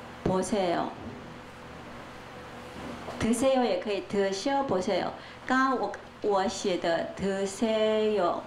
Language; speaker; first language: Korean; non-native, fluent; Chinese